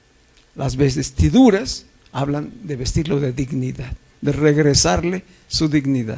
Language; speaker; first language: Spanish; native; Spanish